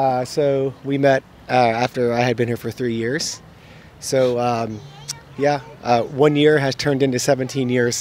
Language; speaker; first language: English; native; English